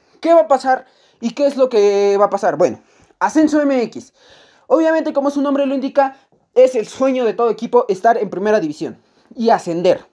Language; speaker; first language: Spanish; native; Spanish